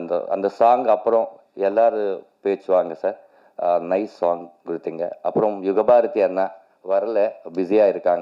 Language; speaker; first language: Tamil; non-native, learner; Telugu